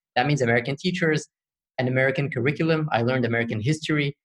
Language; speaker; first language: English; early bilingual, other home language; Arabic